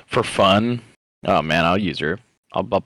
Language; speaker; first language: English; native; English